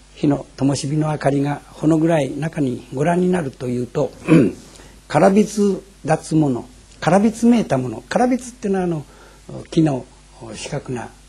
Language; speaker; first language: Japanese; native; Japanese